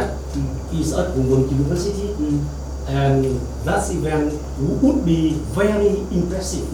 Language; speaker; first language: English; non-native, learner; Vietnamese